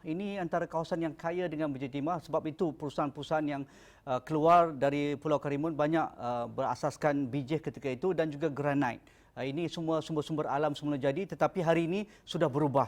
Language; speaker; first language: Malay; native; Malay